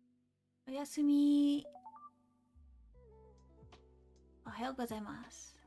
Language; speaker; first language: Japanese; non-native, learner; English